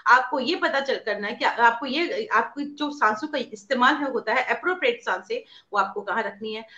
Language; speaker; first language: Hindi; native; Hindi